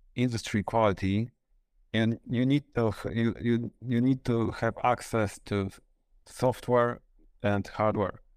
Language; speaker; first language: English; non-native, fluent; Polish